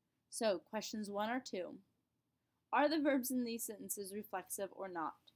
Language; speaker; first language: English; native; English